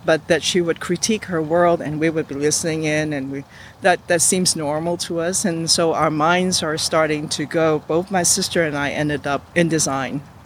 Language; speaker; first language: English; non-native, local second language; Cantonese